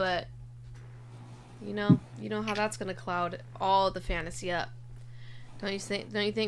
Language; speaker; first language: English; native; English